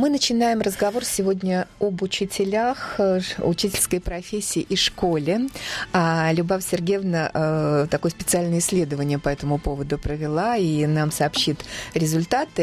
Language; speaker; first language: Russian; native; Russian